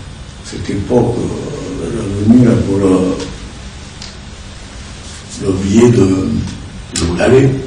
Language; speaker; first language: French; non-native, learner; Japanese